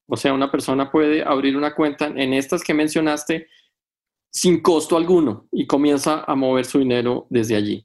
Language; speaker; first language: Spanish; native; Spanish